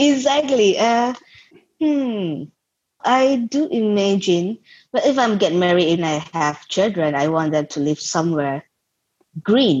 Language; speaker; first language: English; non-native, local second language; Malay